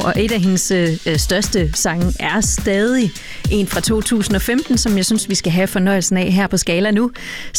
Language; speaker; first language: Danish; native; Danish